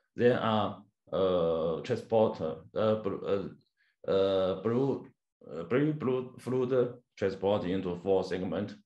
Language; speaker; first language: English; non-native, learner; Chinese